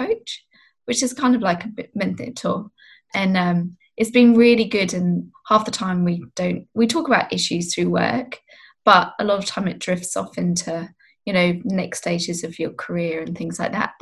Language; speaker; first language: English; native; English